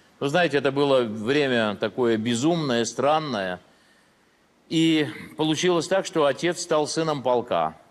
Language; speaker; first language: Russian; early bilingual, heritage; Russian